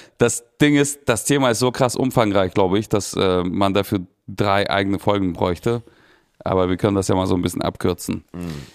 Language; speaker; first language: German; early bilingual, other home language; Russian